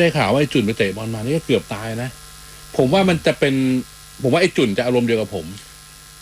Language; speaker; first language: Thai; native; Thai